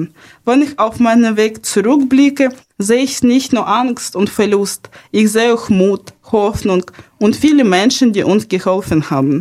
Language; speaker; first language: German; non-native, fluent; Ukrainian